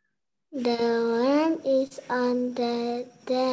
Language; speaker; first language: English; non-native, learner; Indonesian